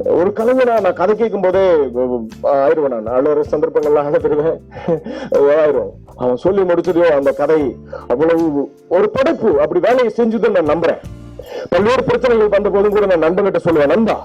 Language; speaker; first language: Tamil; native; Tamil